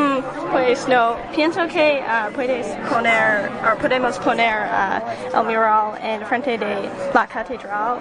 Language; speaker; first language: Spanish; non-native, learner; English